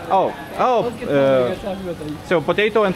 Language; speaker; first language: English; non-native, learner; Lithuanian